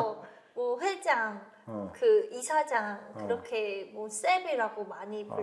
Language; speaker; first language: Korean; non-native, fluent; Vietnamese